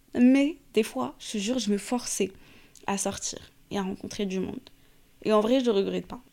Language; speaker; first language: French; non-native, local second language; Arabic